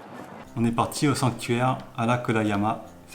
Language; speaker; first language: French; native; French